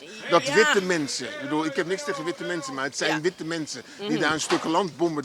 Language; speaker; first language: Dutch; native; Dutch